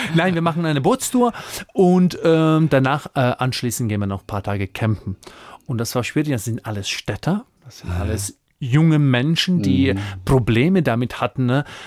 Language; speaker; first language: German; non-native, fluent; Croatian